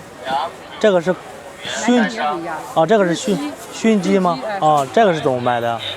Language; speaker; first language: Chinese; native; Chinese